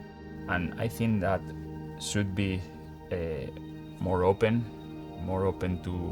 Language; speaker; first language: English; non-native, fluent; Spanish